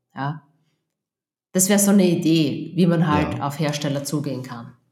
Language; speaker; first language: German; native; German